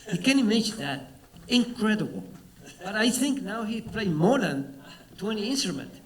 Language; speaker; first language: English; non-native, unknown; Spanish